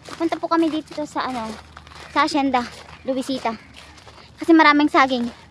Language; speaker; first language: Filipino; non-native, local second language; Iloko